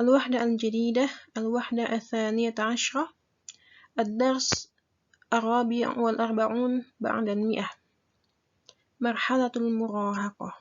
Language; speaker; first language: Arabic; non-native, fluent; Indonesian